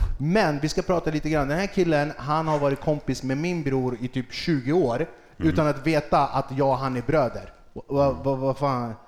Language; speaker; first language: Swedish; early bilingual, other home language; Kurdish